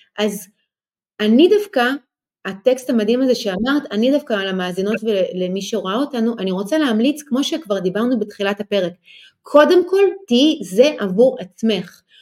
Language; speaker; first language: Hebrew; early bilingual, other home language; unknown